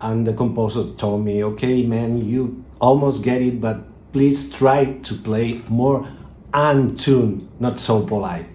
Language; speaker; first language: English; non-native, fluent; Catalan